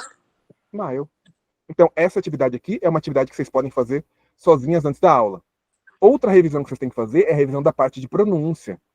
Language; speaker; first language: Portuguese; native; Portuguese